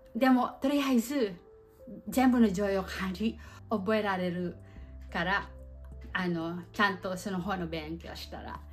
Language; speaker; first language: Japanese; non-native, learner; Filipino